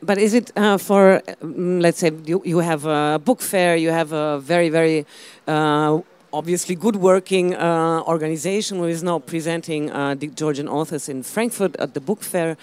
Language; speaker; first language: English; non-native, fluent; German